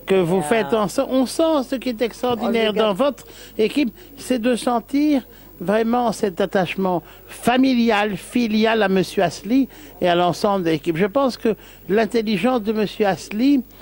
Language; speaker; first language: French; native; French